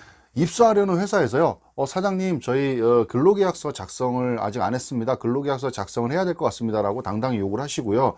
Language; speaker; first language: Korean; native; Korean